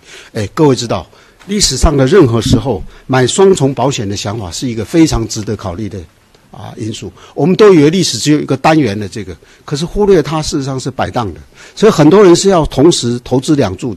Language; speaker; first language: Chinese; native; Chinese